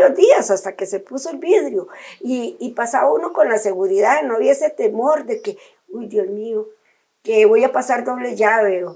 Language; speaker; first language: Spanish; native; Spanish